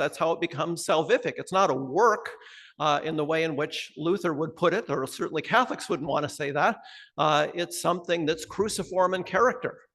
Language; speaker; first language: English; native; English